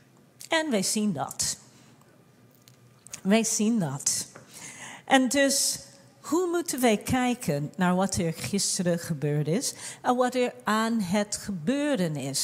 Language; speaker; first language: Dutch; non-native, fluent; English